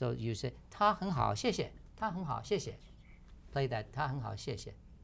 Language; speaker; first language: Chinese; non-native, fluent; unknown